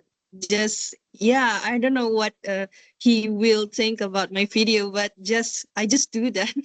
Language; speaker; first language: English; non-native, learner; Indonesian